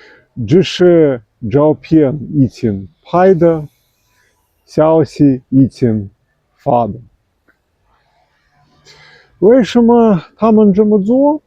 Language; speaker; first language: Chinese; non-native, fluent; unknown